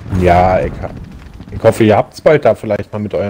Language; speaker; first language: German; native; German